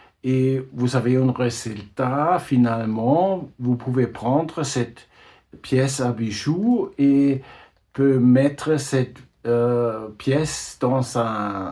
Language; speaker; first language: French; non-native, learner; German